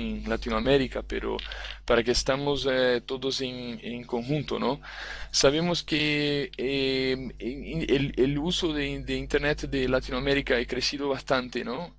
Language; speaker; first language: Spanish; non-native, fluent; Portuguese